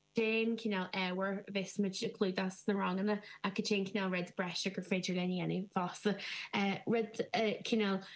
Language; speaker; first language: Irish; native; Irish